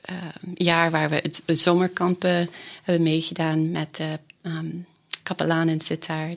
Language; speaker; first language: Dutch; non-native, fluent; English